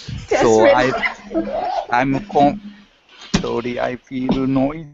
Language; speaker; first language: English; non-native, learner; Japanese